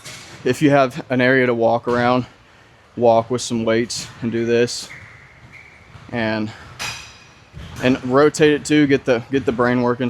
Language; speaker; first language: English; native; English